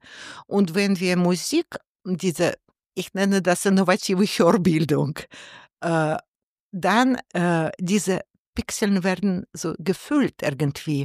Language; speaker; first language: German; non-native, learner; Russian